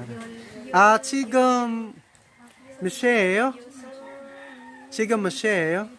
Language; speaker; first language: Korean; non-native, learner; Cebuano